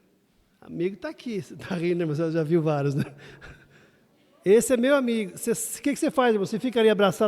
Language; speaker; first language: Portuguese; native; Portuguese